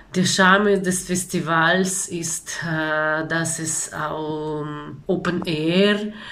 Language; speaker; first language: German; non-native, learner; Ukrainian